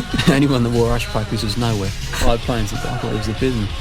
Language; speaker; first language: English; native; English